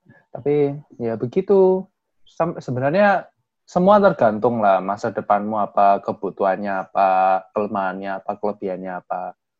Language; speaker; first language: Indonesian; native; Indonesian